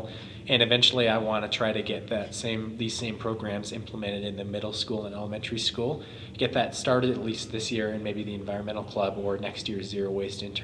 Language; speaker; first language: English; native; English